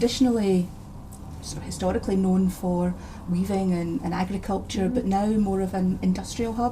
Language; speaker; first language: English; native; English